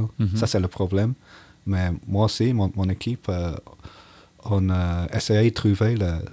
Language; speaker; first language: French; non-native, learner; English